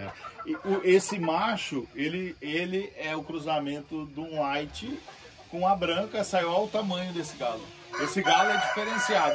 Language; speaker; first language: Portuguese; native; Portuguese